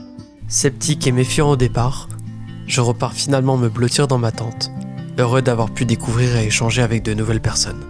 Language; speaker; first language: French; native; French